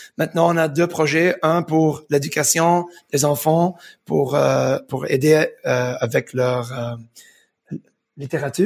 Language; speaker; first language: French; early bilingual, heritage; French